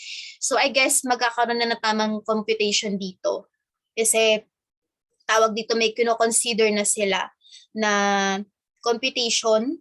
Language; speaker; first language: Filipino; native; Filipino